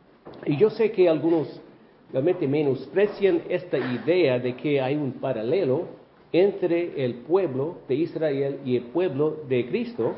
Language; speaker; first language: Spanish; non-native, fluent; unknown